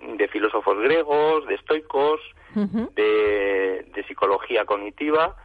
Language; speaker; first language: Spanish; native; Spanish